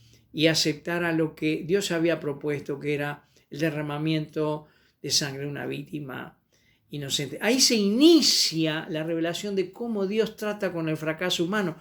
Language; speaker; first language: Spanish; native; Spanish